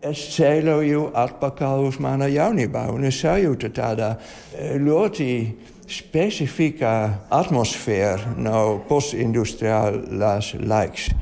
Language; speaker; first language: Latvian; non-native, learner; Dutch